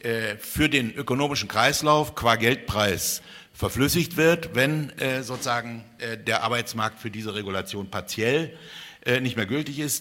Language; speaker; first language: German; native; German